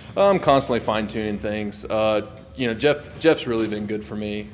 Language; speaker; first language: English; native; English